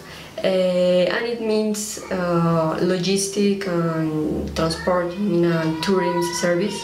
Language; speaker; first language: English; non-native, learner; Spanish